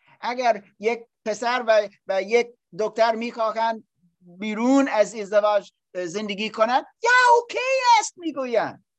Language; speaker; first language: Persian; non-native, learner; English